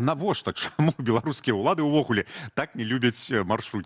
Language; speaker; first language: Belarusian; native; Belarusian